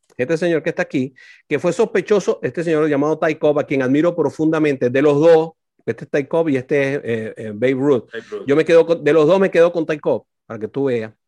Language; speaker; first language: Spanish; native; Spanish